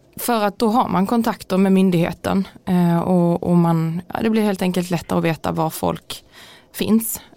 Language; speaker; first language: Swedish; native; Swedish